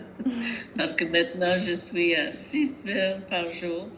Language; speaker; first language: French; non-native, fluent; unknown